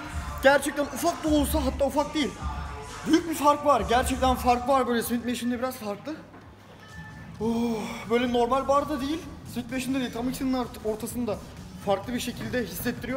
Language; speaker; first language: Turkish; native; Turkish